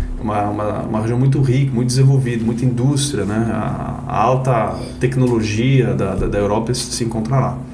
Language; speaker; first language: Portuguese; non-native, fluent; French